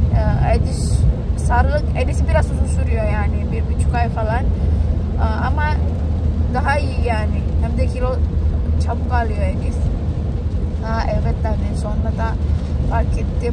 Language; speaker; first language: Turkish; non-native, learner; Indonesian